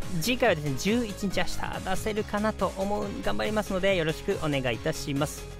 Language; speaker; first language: Japanese; native; Japanese